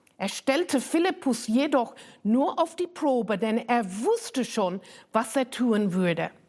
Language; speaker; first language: German; non-native, fluent; English